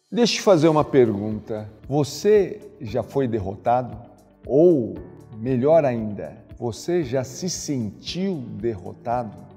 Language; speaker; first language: Portuguese; native; Portuguese